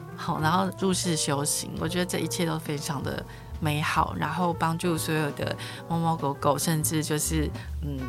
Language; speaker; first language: Chinese; native; Chinese